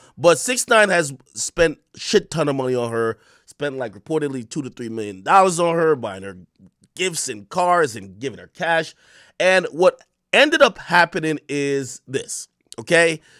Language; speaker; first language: English; native; English